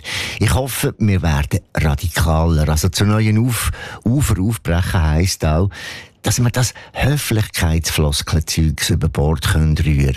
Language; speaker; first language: German; native; German